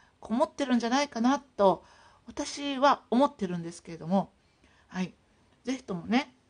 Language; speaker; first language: Japanese; native; Japanese